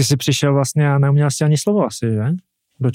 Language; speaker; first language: Czech; native; Czech